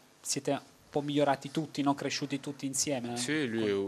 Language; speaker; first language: Italian; native; Italian